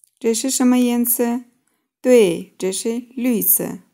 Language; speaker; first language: Chinese; non-native, fluent; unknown